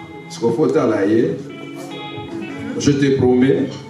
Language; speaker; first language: French; non-native, local second language; Lingala